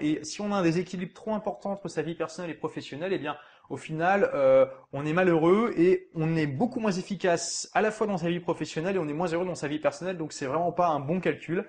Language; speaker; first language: French; native; French